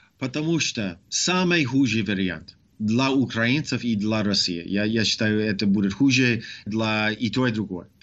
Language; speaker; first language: Russian; non-native, fluent; English